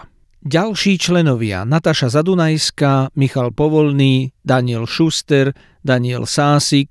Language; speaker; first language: Slovak; native; Slovak